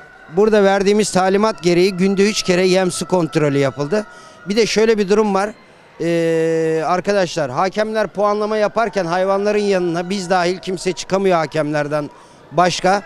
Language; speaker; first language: Turkish; native; Turkish